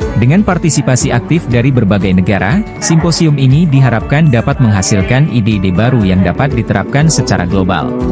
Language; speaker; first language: Indonesian; native; Indonesian